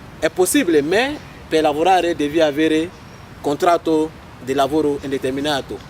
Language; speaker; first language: Italian; non-native, learner; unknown